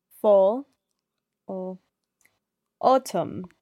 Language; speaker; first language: English; non-native, fluent; Spanish